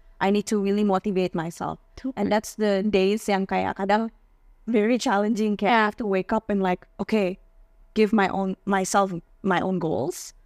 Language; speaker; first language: English; non-native, fluent; Indonesian